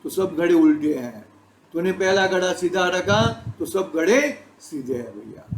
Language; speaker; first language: Hindi; non-native, local second language; Gujarati